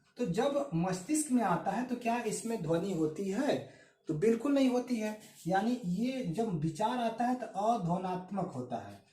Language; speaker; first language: Hindi; native; Hindi